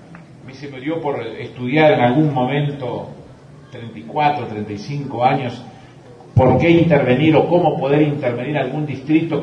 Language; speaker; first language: Spanish; native; Spanish